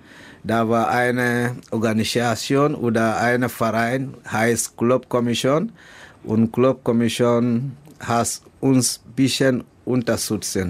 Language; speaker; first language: German; non-native, learner; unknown